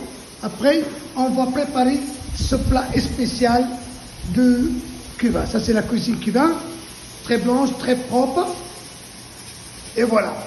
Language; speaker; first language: French; non-native, local second language; Arabic